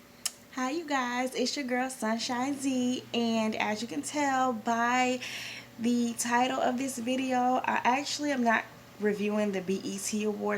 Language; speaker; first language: English; native; English